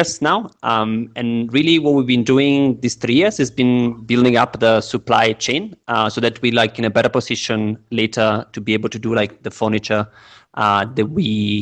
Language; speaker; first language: English; non-native, fluent; Italian